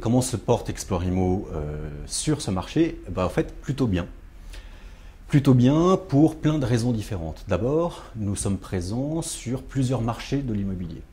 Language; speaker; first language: French; native; French